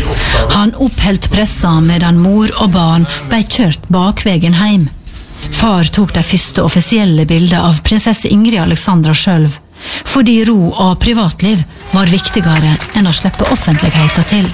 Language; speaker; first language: Norwegian; native; Norwegian